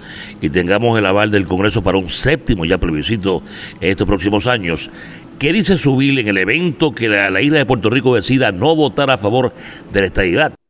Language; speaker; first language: Spanish; native; Spanish